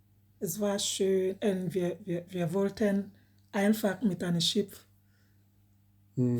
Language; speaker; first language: German; non-native, learner; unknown